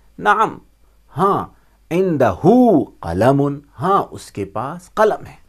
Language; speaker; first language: Urdu; native; Urdu